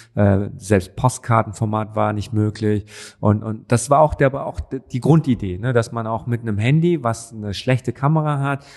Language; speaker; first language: German; native; German